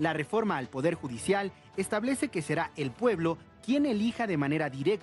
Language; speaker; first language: Spanish; native; Spanish